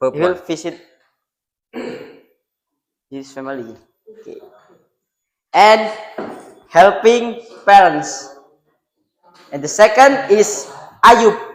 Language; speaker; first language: English; non-native, learner; Indonesian